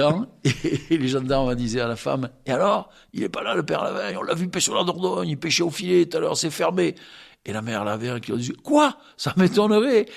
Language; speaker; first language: French; native; French